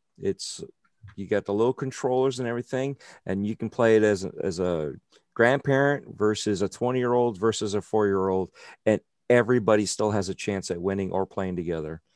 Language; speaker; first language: English; native; English